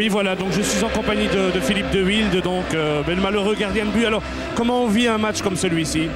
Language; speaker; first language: French; native; French